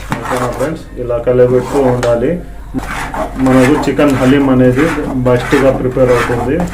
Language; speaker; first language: Telugu; non-native, local second language; Urdu